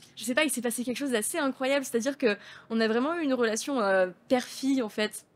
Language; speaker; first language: French; native; French